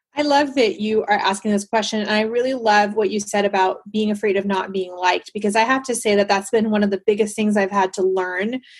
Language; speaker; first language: English; early bilingual, other home language; Spanish